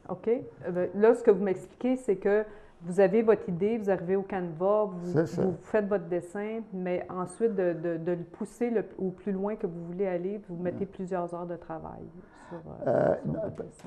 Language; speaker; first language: French; native; French